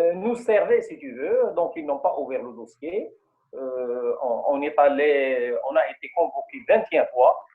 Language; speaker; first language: French; non-native, local second language; Arabic